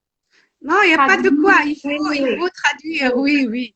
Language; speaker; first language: French; non-native, local second language; Arabic